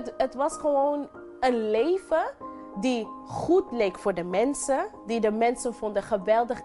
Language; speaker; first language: Dutch; non-native, local second language; English